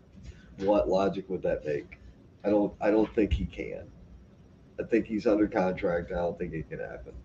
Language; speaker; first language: English; native; English